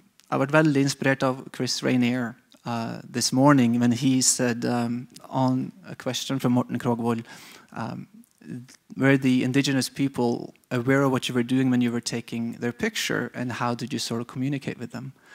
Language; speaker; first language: English; non-native, fluent; Norwegian